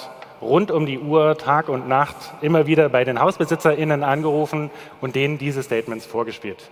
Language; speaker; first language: German; native; German